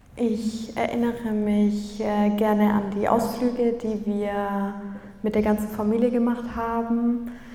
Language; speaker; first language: German; early bilingual, other home language; Kurdish